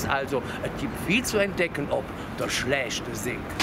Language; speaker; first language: German; native; German